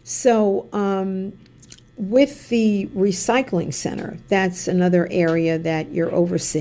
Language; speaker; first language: English; native; English